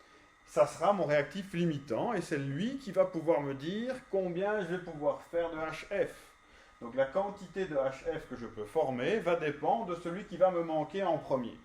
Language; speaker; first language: French; native; French